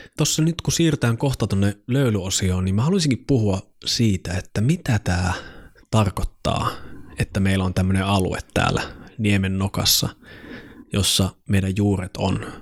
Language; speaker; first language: Finnish; native; Finnish